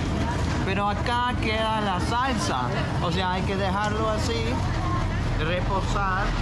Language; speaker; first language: Spanish; non-native, fluent; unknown